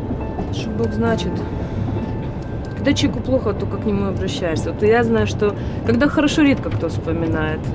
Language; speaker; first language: Russian; native; Russian